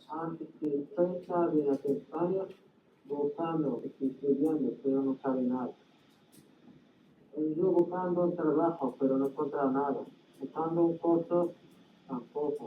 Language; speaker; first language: Spanish; non-native, learner; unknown